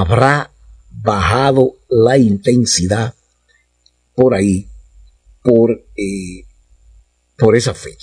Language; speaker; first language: Spanish; native; Spanish